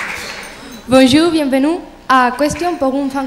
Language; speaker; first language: French; non-native, learner; Spanish